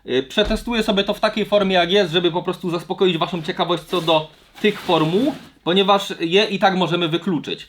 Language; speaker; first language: Polish; native; Polish